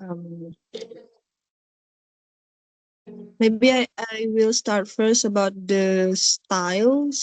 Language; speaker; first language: English; non-native, learner; Indonesian